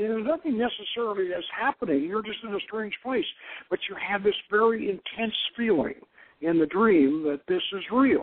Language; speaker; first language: English; native; English